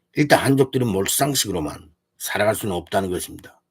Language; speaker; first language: Korean; early bilingual, heritage; Korean